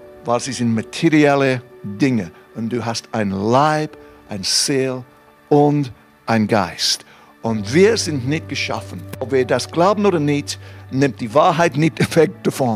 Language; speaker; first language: German; non-native, fluent; English